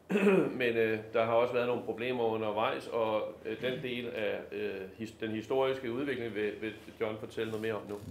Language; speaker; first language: Danish; native; Danish